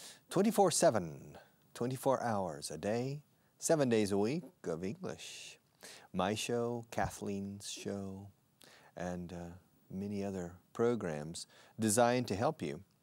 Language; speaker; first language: English; native; English